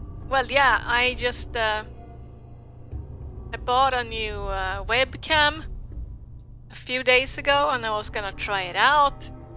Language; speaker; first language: English; non-native, fluent; Swedish